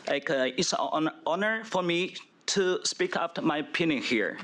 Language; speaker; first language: English; non-native, fluent; Chinese